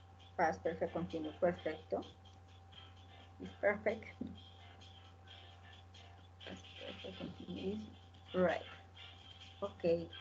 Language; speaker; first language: English; non-native, learner; Spanish